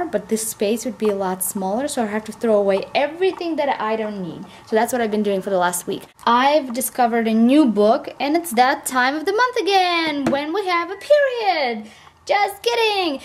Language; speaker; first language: English; non-native, fluent; Russian